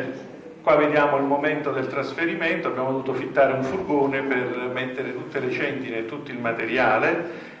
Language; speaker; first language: Italian; native; Italian